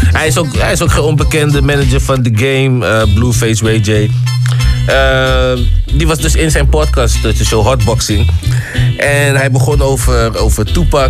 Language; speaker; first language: Dutch; native; Dutch